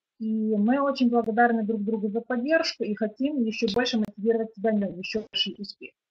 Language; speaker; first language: Russian; non-native, local second language; Ukrainian